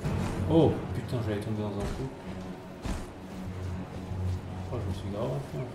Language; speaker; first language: French; native; French